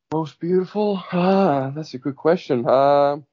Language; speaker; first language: English; non-native, fluent; Finnish